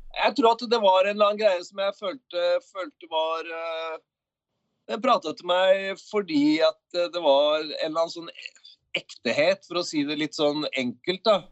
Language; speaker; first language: Norwegian; native; Norwegian